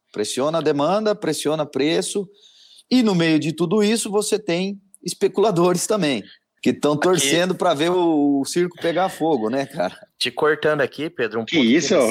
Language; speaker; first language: Portuguese; native; Portuguese